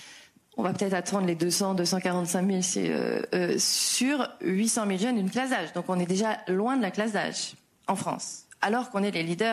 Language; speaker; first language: French; native; French